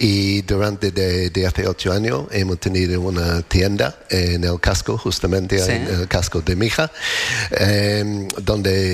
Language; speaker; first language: Spanish; non-native, fluent; English